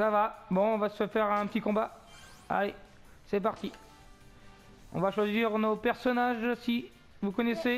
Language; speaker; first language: French; native; French